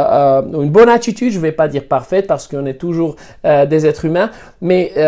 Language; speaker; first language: French; non-native, fluent; Spanish